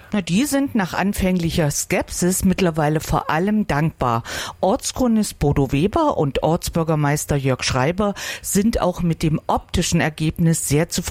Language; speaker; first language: German; native; German